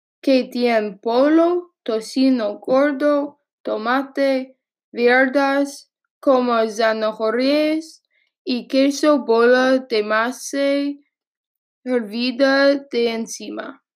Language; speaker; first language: Spanish; non-native, learner; English